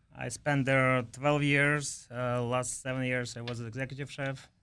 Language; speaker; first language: English; non-native, learner; Ukrainian